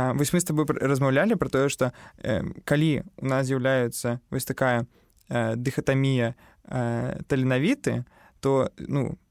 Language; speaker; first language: Belarusian; non-native, local second language; Russian